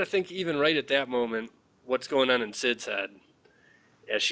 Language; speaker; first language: English; native; English